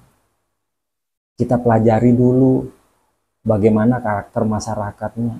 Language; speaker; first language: Indonesian; native; Indonesian